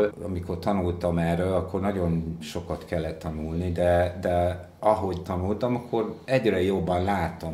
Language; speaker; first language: Hungarian; non-native, fluent; English